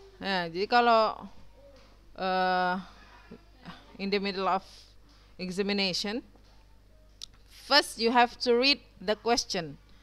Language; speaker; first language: English; non-native, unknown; Indonesian